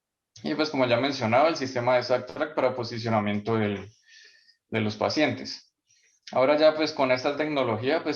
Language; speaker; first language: Spanish; native; Spanish